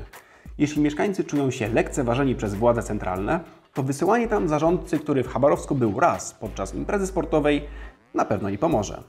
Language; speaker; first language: Polish; native; Polish